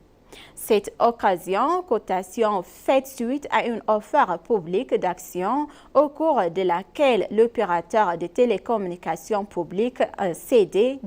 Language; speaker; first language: French; non-native, fluent; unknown